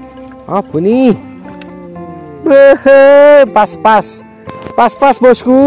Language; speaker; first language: Malay; native; Malay